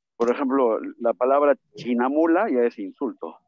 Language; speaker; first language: Spanish; native; Spanish